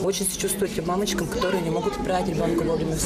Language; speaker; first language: Russian; native; Russian